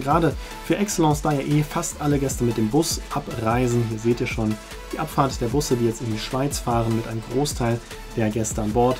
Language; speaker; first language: German; native; German